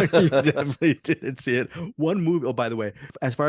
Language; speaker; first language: English; native; English